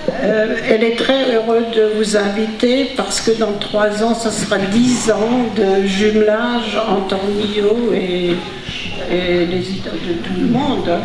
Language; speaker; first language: French; non-native, fluent; German